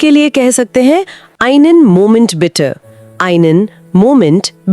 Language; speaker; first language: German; non-native, fluent; Hindi